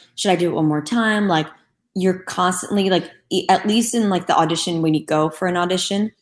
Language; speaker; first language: English; non-native, fluent; Turkish